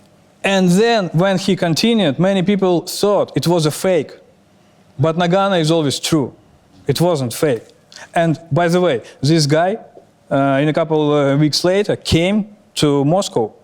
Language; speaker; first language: English; non-native, fluent; Russian